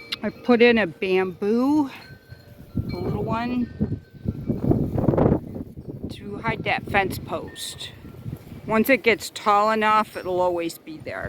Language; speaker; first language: English; native; English